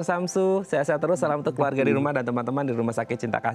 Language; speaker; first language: Indonesian; native; Indonesian